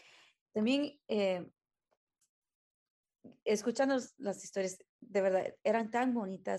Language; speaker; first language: Spanish; early bilingual, heritage; Spanish